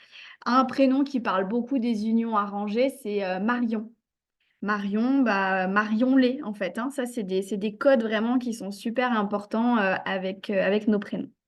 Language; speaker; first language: French; native; French